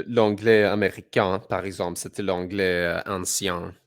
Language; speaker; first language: French; non-native, fluent; English